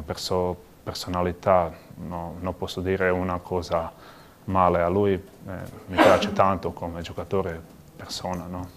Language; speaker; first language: Italian; non-native, learner; Croatian